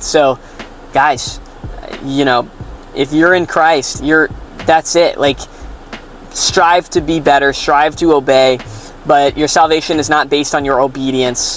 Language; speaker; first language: English; native; English